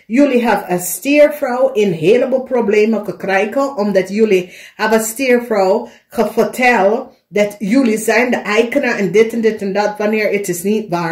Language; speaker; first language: Dutch; non-native, fluent; English